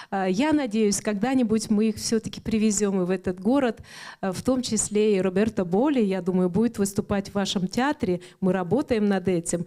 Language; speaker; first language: Russian; native; Russian